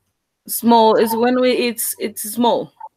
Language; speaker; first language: English; non-native, learner; Spanish